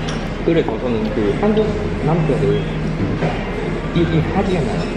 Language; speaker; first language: Korean; non-native, learner; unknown